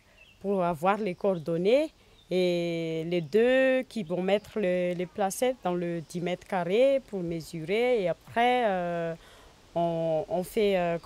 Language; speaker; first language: French; non-native, local second language; Malagasy